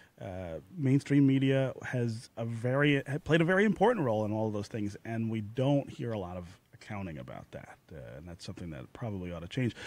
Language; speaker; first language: English; native; English